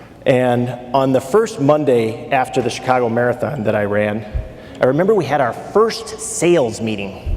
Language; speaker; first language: English; native; English